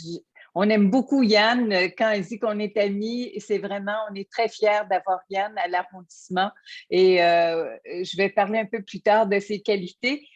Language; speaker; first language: French; native; French